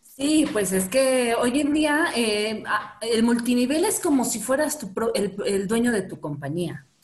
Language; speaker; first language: Spanish; native; Spanish